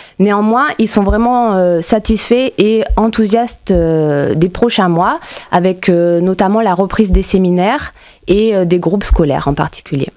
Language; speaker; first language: French; native; French